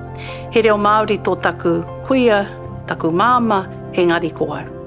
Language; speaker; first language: Māori; non-native, local second language; English